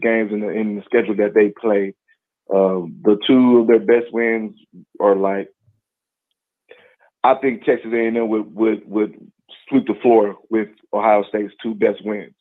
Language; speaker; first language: English; native; English